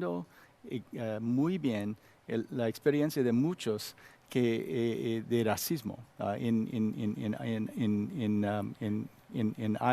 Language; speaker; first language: Spanish; non-native, learner; Korean